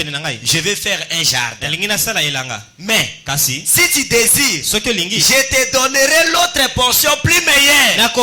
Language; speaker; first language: Haitian Creole; non-native, local second language; Lingala